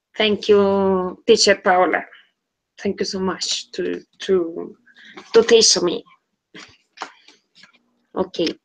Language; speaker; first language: English; non-native, learner; Spanish